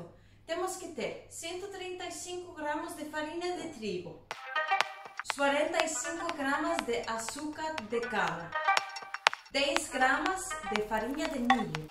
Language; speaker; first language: Portuguese; non-native, learner; Danish